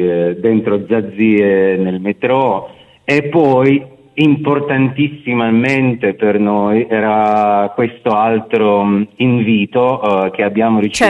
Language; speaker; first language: Italian; non-native, fluent; Russian